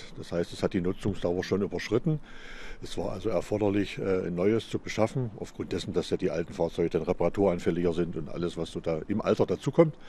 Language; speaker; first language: German; native; German